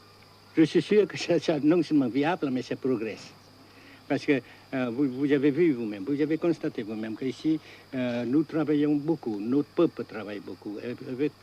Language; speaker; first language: French; non-native, fluent; Vietnamese